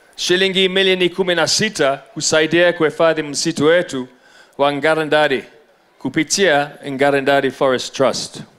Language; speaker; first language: Swahili; non-native, local second language; English